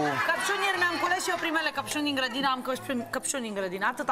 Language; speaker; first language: Romanian; native; Romanian